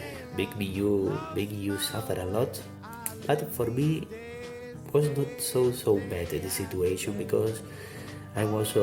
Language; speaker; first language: English; non-native, learner; Spanish